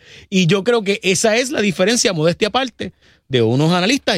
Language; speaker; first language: Spanish; native; Spanish